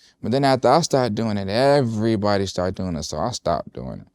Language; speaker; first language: English; native; English